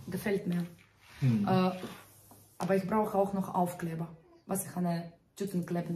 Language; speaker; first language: German; non-native, learner; Russian